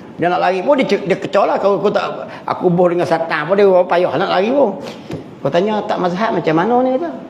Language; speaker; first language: Malay; native; Malay